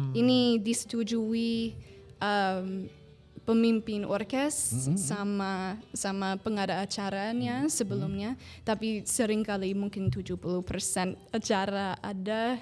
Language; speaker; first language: Indonesian; non-native, fluent; English